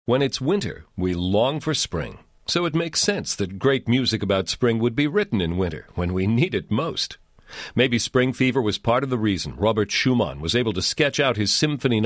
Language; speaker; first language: English; native; English